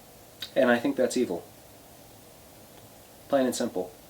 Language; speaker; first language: English; native; English